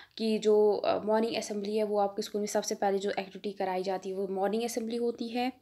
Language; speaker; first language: Hindi; non-native, local second language; Kashmiri